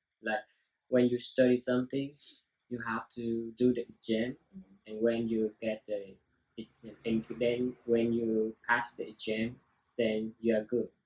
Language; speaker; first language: English; non-native, learner; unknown